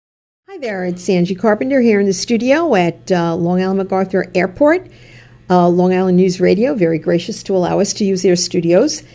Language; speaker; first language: English; native; English